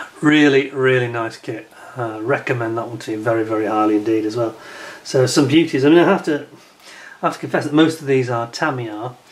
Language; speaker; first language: English; native; English